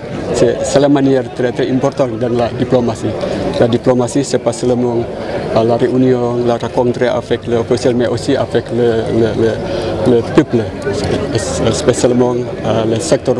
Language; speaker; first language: French; non-native, learner; Indonesian